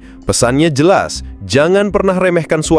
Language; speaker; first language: Indonesian; native; Indonesian